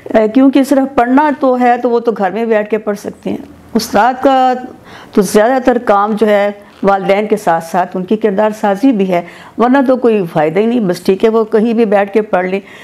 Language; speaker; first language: Urdu; non-native, local second language; Persian